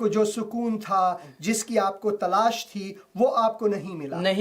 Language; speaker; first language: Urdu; non-native, fluent; Persian